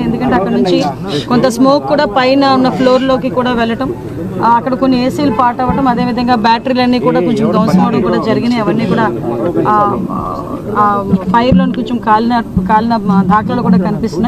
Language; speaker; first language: Telugu; native; Telugu